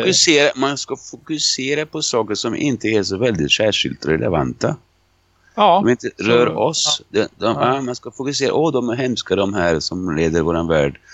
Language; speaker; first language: Swedish; non-native, fluent; Italian